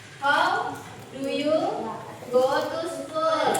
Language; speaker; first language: English; non-native, learner; Indonesian